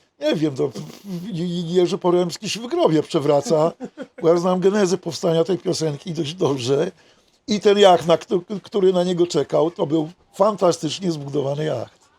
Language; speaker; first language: Polish; native; Polish